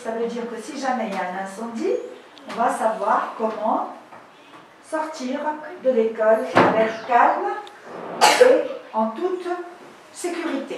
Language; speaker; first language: French; non-native, local second language; Arabic